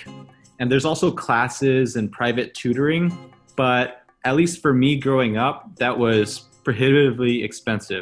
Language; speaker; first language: English; early bilingual, other home language; Chinese